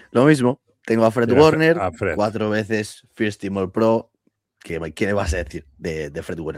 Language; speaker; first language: Spanish; native; Spanish